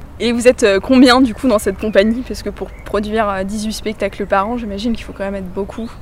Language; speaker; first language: French; native; French